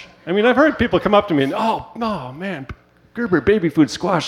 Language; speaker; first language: English; native; English